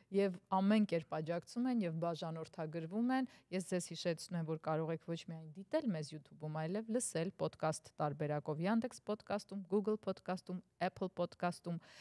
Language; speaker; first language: Armenian; native; Armenian